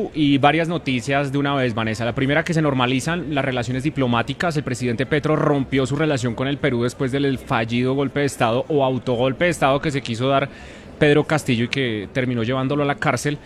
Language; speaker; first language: Spanish; native; Spanish